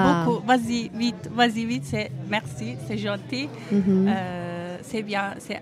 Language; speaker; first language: French; non-native, learner; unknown